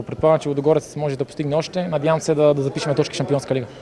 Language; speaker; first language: Bulgarian; native; Bulgarian